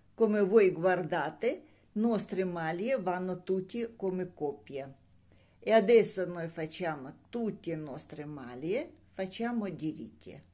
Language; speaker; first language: Italian; non-native, learner; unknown